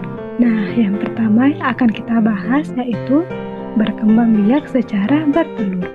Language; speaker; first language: Indonesian; native; Indonesian